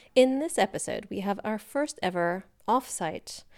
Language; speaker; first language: English; native; English